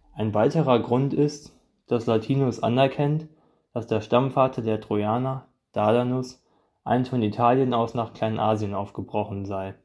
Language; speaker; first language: German; native; German